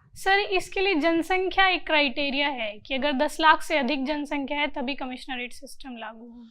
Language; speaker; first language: Hindi; native; Hindi